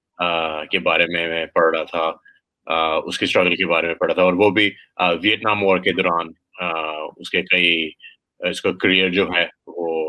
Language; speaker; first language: Urdu; early bilingual, heritage; Urdu